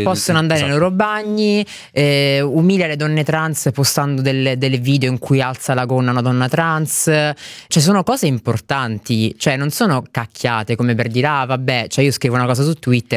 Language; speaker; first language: Italian; native; Italian